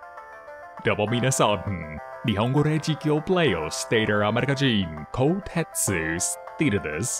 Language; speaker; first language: Japanese; non-native, fluent; English